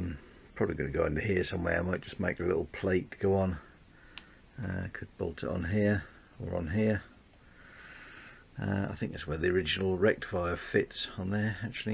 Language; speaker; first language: English; native; English